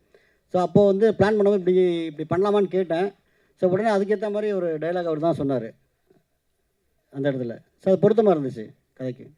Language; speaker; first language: Tamil; native; Tamil